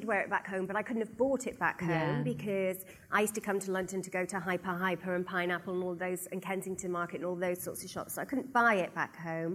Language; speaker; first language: English; native; English